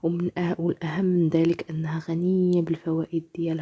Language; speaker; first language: Arabic; native; Arabic